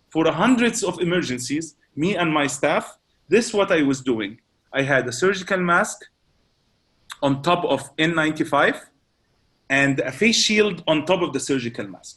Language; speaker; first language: English; non-native, fluent; Arabic